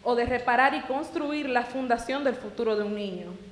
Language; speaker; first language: Spanish; early bilingual, other home language; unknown